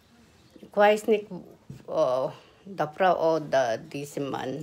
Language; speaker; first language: German; non-native, learner; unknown